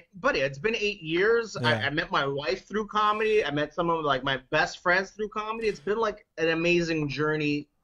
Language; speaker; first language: English; native; English